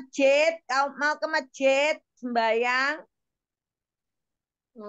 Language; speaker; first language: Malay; non-native, local second language; Javanese